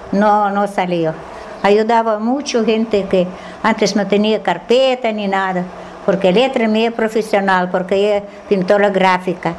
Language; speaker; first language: Spanish; non-native, learner; Russian